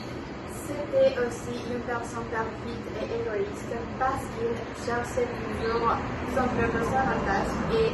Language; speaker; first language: French; non-native, learner; Spanish